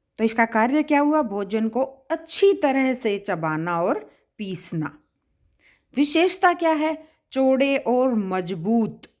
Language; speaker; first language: Hindi; native; Hindi